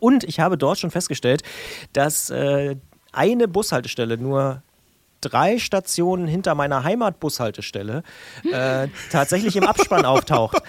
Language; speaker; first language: German; native; German